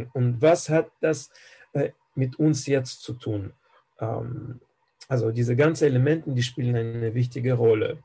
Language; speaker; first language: German; non-native, fluent; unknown